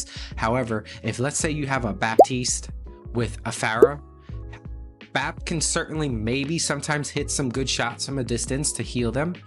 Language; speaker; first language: English; native; English